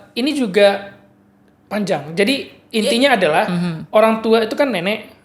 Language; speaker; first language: Indonesian; early bilingual, heritage; Madurese